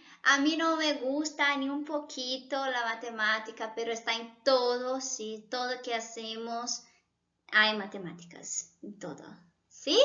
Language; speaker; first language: Spanish; non-native, fluent; Portuguese